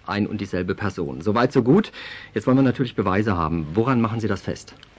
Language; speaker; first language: German; native; German